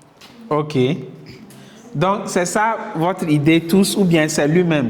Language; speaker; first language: French; non-native, local second language; Kinyarwanda